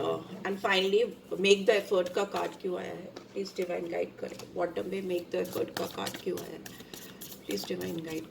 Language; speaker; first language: Hindi; native; Hindi